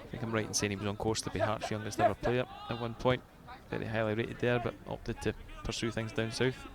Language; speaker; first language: English; native; English